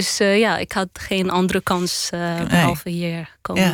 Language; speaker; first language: Dutch; non-native, learner; Arabic